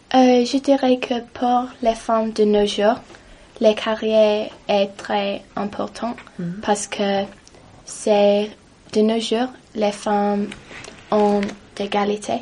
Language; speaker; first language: French; non-native, learner; English